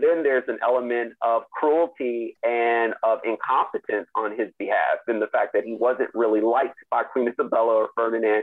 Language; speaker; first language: English; native; English